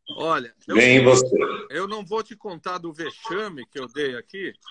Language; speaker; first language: Portuguese; non-native, fluent; Greek